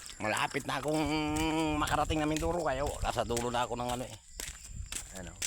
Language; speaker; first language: Filipino; native; Filipino